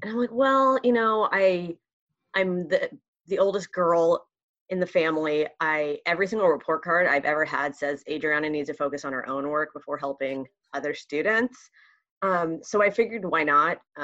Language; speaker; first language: English; early bilingual, other home language; Spanish